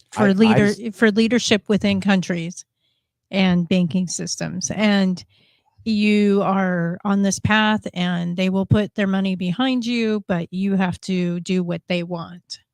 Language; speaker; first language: English; native; English